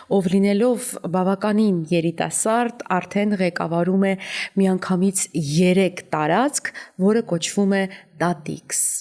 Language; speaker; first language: Armenian; native; Armenian